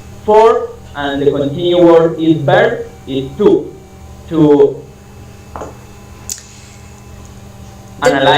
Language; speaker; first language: English; non-native, learner; Spanish